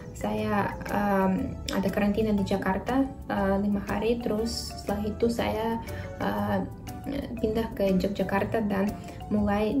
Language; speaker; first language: Indonesian; non-native, fluent; Russian